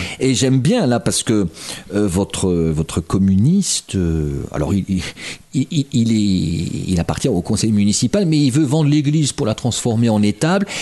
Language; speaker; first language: French; native; French